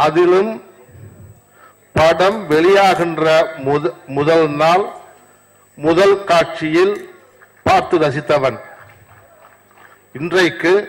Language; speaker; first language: Tamil; native; Tamil